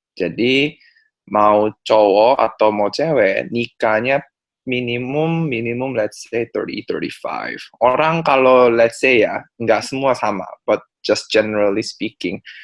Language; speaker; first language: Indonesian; non-native, fluent; Korean